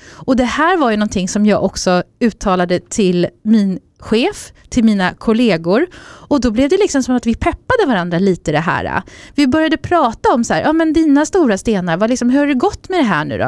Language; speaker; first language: Swedish; native; Swedish